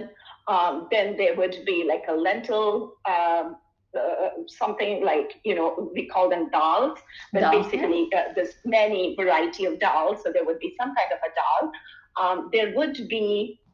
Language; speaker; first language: English; non-native, local second language; Bangla